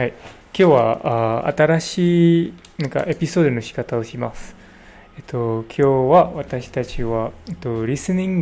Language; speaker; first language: Japanese; non-native, learner; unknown